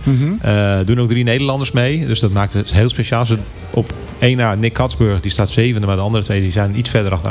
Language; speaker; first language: Dutch; native; Dutch